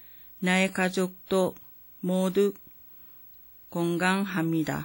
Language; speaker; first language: Korean; non-native, fluent; Japanese